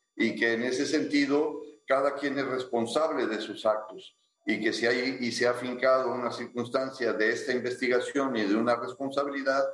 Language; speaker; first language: Spanish; native; Spanish